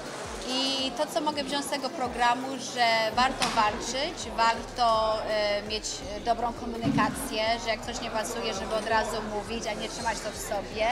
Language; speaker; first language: Polish; early bilingual, other home language; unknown